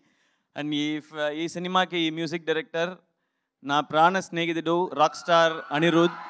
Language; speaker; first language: Telugu; non-native, learner; Tamil